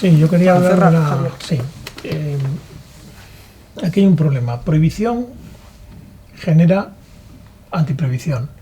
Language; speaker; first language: Spanish; native; Spanish